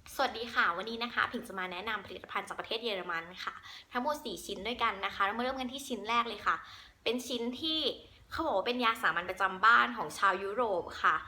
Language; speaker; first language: Thai; native; Thai